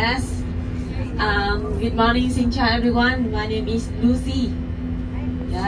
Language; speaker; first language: English; non-native, learner; Vietnamese